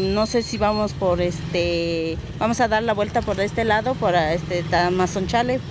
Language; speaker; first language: Spanish; native; Spanish